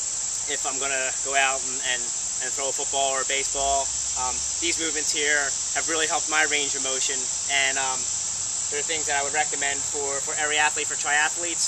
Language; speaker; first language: English; native; English